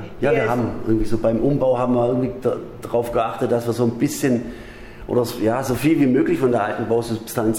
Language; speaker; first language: German; native; German